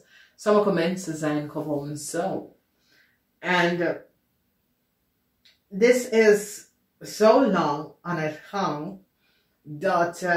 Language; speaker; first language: Dutch; non-native, fluent; English